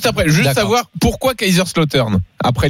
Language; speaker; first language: French; native; French